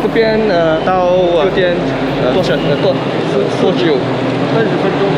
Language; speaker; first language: Chinese; non-native, learner; Malay